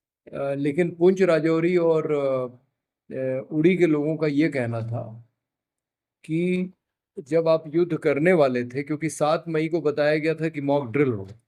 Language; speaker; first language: Hindi; native; Hindi